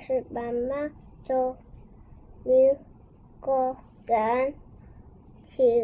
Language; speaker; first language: Chinese; non-native, local second language; Cantonese